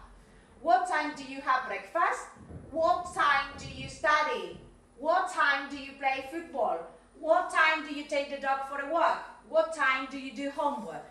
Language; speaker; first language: English; non-native, fluent; Spanish